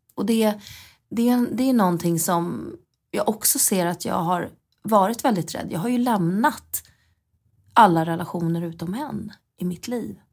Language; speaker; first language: Swedish; native; Swedish